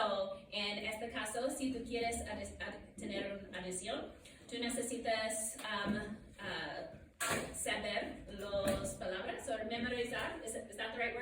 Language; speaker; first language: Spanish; non-native, learner; English